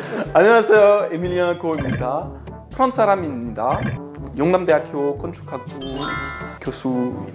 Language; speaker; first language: Korean; non-native, fluent; French